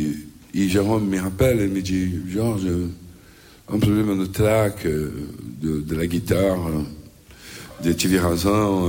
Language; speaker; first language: French; non-native, learner; Portuguese